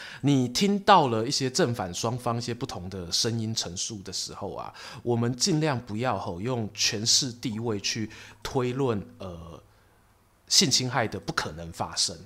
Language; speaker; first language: Chinese; native; Chinese